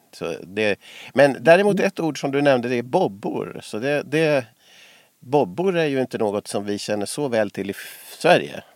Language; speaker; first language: Swedish; native; Swedish